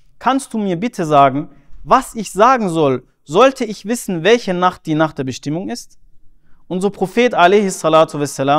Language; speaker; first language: German; early bilingual, other home language; Turkish